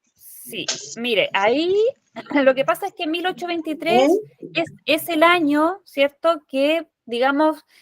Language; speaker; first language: Spanish; native; Spanish